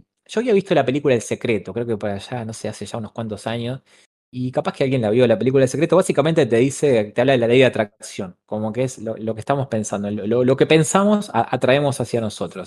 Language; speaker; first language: Spanish; native; Spanish